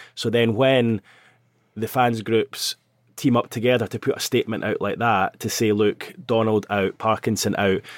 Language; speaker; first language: English; native; English